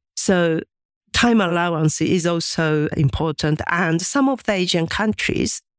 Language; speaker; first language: English; non-native, fluent; Japanese